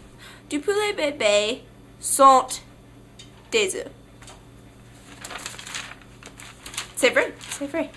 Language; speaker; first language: French; non-native, learner; English